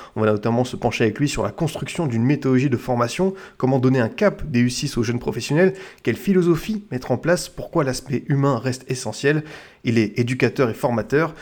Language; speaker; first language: French; native; French